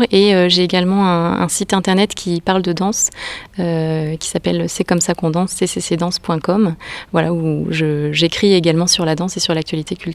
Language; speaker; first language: French; native; French